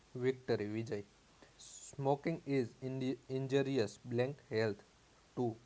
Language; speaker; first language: English; non-native, local second language; Gujarati